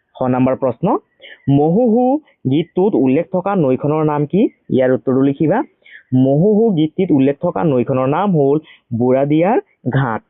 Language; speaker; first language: Assamese; native; Assamese